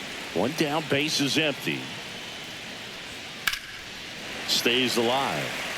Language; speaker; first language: English; native; English